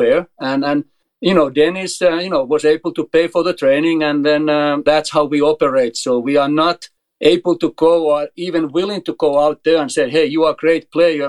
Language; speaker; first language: English; non-native, fluent; Finnish